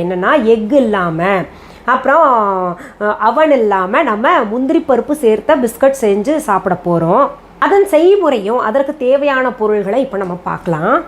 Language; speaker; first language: Tamil; non-native, fluent; Hindi